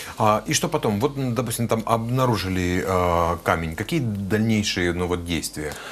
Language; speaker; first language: Russian; native; Russian